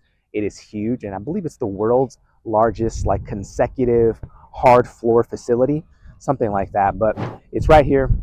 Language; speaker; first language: English; native; English